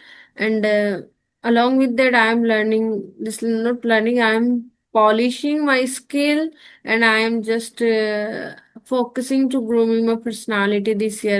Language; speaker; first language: English; non-native, learner; Hindi